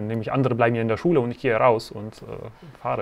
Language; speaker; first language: German; native; German